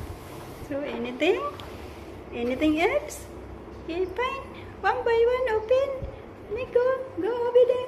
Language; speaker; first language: English; non-native, local second language; Filipino